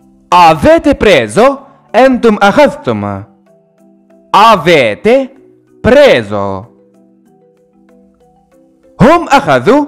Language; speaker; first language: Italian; non-native, fluent; Arabic